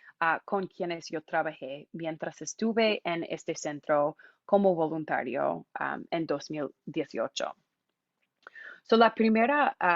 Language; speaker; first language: Spanish; non-native, fluent; English